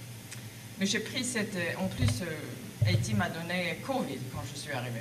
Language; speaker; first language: French; non-native, fluent; Swedish